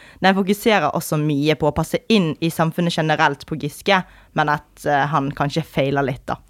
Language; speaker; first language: Norwegian; native; Norwegian